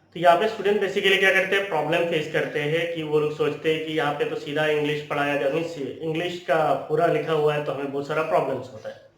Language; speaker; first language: Hindi; non-native, local second language; Bangla